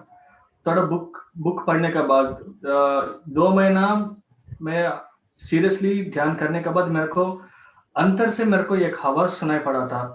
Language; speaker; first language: Hindi; non-native, local second language; Telugu